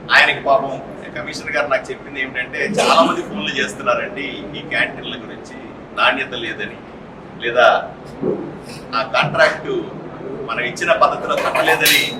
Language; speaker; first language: Telugu; native; Telugu